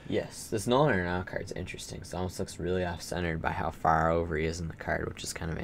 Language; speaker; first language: English; native; English